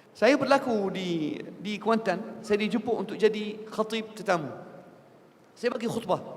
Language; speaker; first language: Malay; non-native, fluent; Arabic